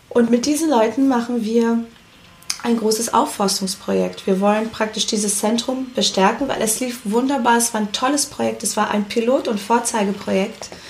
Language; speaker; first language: German; early bilingual, other home language; Portuguese